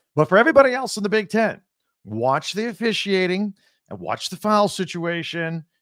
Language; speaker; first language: English; native; English